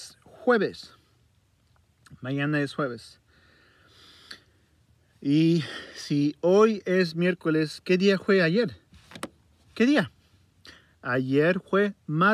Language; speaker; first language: Spanish; early bilingual, heritage; Spanish